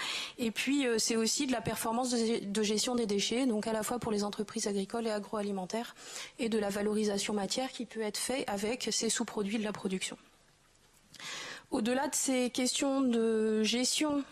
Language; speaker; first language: French; native; French